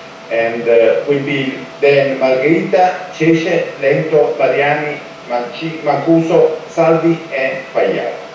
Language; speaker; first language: English; non-native, fluent; Italian